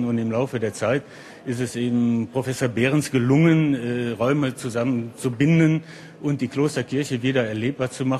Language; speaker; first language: German; native; German